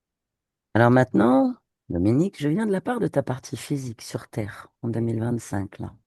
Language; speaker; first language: French; native; French